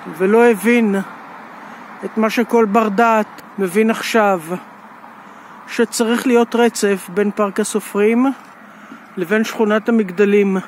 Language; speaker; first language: Hebrew; native; Hebrew